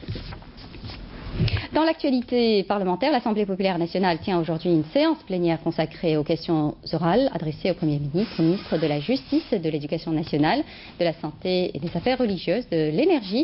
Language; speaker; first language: French; non-native, local second language; Arabic